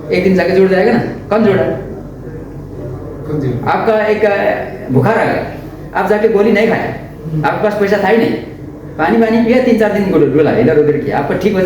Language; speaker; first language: Hindi; non-native, local second language; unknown